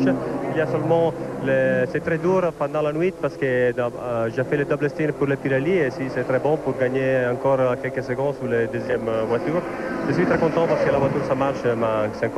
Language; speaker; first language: French; non-native, learner; Italian